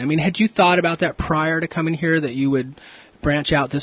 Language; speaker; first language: English; native; English